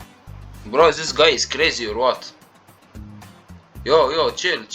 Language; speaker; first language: English; non-native, learner; Arabic